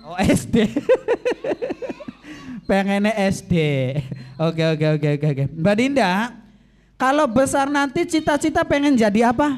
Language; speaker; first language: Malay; non-native, local second language; Javanese